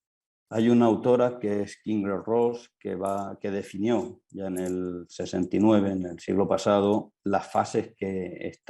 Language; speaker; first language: Spanish; native; Spanish